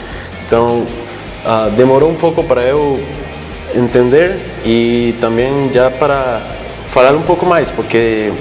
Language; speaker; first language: Portuguese; non-native, fluent; Spanish